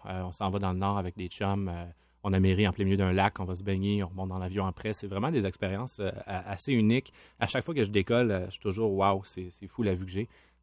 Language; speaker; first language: French; native; French